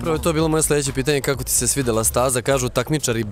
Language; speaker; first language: Serbian; native; Serbian